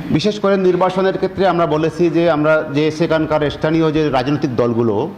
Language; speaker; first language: Bangla; non-native, local second language; Chakma